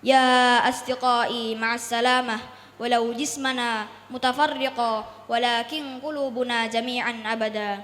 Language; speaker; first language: Arabic; non-native, learner; Indonesian